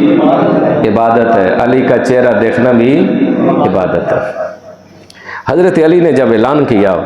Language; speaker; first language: Urdu; non-native, local second language; Punjabi